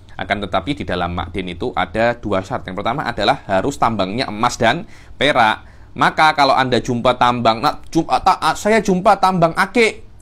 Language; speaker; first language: Indonesian; native; Indonesian